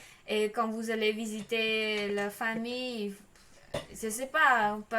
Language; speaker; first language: French; non-native, learner; Khmer